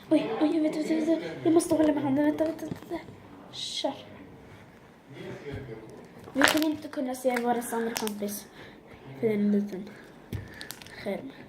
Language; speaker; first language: Swedish; early bilingual, other home language; Turkish